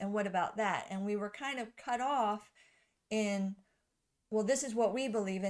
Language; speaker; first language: English; native; English